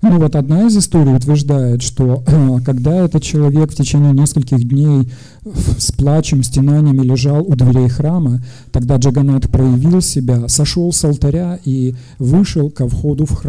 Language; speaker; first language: Russian; native; Russian